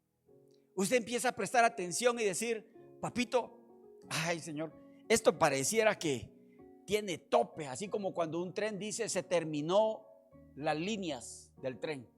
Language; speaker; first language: Spanish; native; Spanish